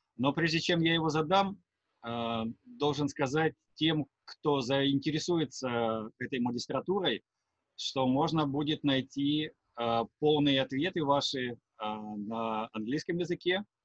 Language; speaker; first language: Russian; native; Russian